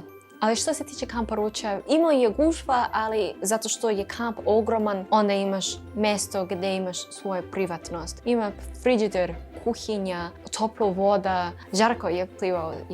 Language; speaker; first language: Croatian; non-native, learner; English